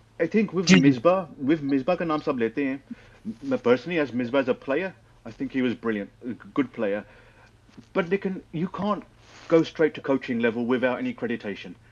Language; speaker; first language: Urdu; early bilingual, heritage; Urdu